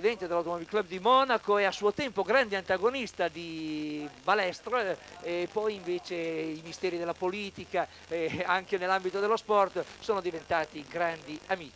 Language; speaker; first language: Italian; native; Italian